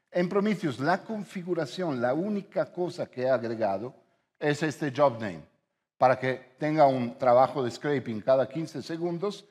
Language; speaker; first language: Spanish; non-native, fluent; Italian